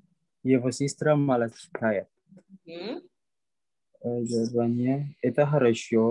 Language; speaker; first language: Russian; non-native, learner; Indonesian